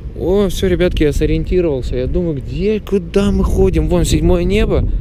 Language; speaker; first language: Russian; early bilingual, heritage; Russian